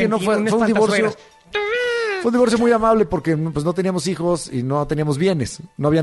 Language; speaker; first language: Spanish; native; Spanish